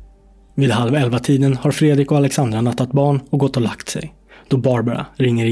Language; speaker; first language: Swedish; native; Swedish